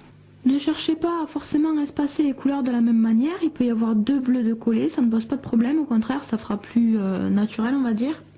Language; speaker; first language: French; native; French